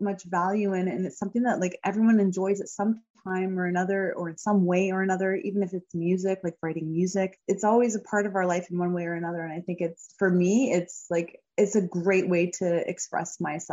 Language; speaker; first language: English; native; English